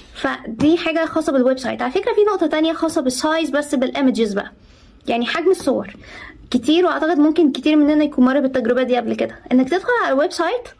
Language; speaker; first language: Arabic; native; Arabic